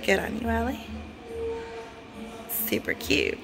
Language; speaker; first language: English; native; English